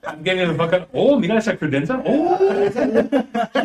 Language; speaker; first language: English; early bilingual, other home language; Spanish